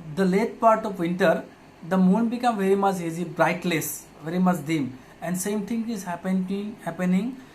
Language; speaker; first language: English; non-native, local second language; Assamese